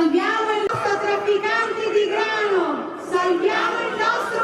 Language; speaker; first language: Italian; native; Italian